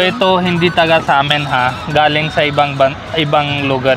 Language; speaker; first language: Filipino; non-native, learner; Punjabi